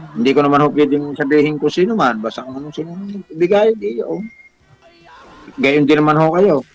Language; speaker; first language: Filipino; native; Filipino